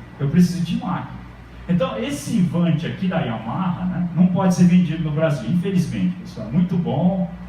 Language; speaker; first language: Portuguese; early bilingual, other home language; Japanese